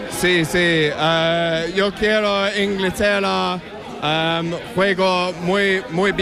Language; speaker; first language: Spanish; non-native, learner; English